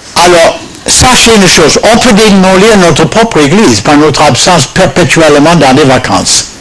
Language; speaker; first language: French; non-native, fluent; English